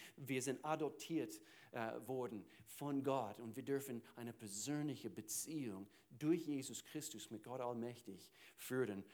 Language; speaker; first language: German; non-native, fluent; English